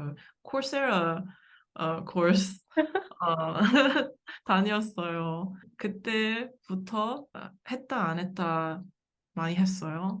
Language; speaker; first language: Korean; non-native, learner; English